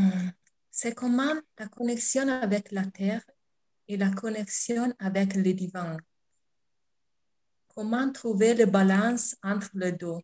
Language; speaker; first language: French; non-native, fluent; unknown